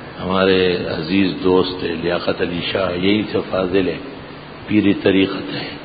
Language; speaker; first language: Urdu; non-native, local second language; Pashto